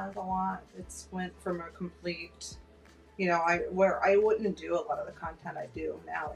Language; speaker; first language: English; native; English